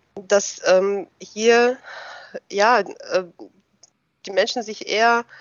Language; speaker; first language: German; early bilingual, other home language; Russian